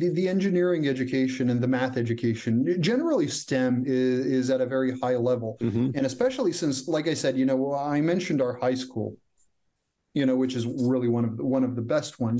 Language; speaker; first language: English; non-native, fluent; Croatian